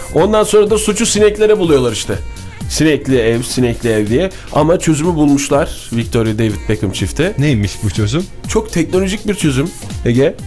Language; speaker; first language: Turkish; native; Turkish